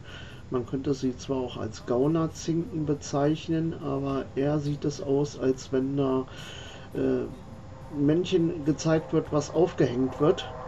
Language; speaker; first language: German; native; German